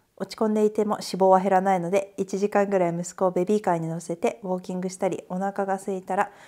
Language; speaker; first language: Japanese; native; Japanese